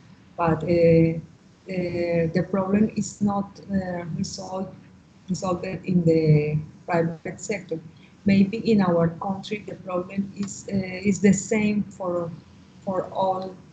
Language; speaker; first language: English; non-native, learner; Spanish